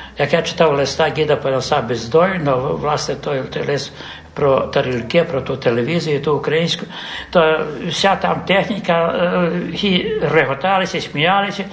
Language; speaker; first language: Ukrainian; early bilingual, heritage; Ukrainian